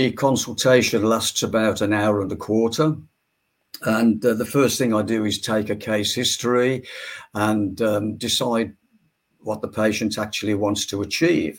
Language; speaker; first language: English; native; English